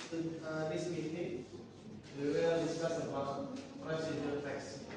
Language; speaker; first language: English; non-native, learner; Indonesian